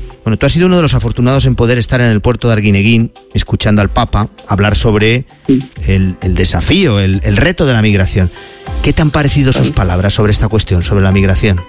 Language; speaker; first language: Spanish; native; Spanish